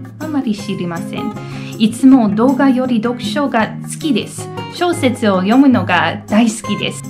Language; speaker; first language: Japanese; non-native, fluent; English